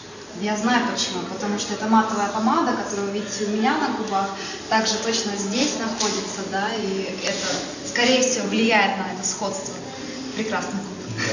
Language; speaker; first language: Russian; native; Russian